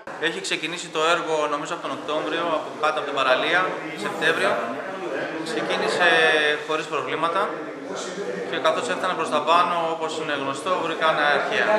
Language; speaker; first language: Greek; native; Greek